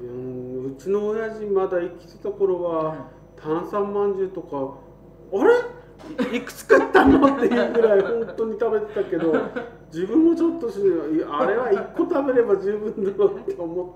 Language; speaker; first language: Japanese; native; Japanese